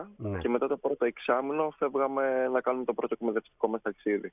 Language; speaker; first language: Greek; native; Greek